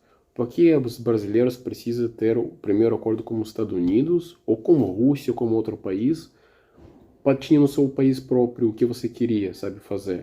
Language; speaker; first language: Portuguese; non-native, learner; Russian